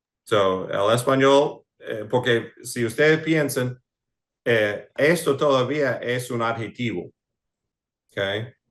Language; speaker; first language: Spanish; non-native, fluent; English